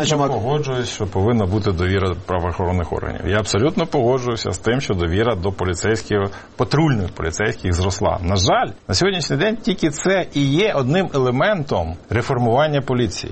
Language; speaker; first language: Ukrainian; native; Ukrainian